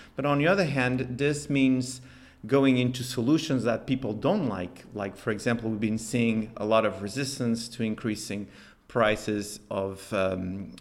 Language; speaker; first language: English; non-native, fluent; Spanish